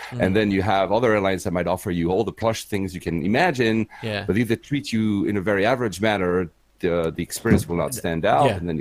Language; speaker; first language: English; non-native, fluent; French